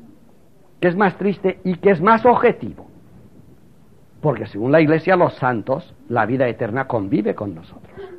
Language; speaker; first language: Spanish; native; Spanish